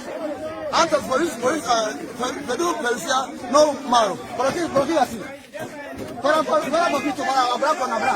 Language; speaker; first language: Spanish; non-native, learner; Haitian Creole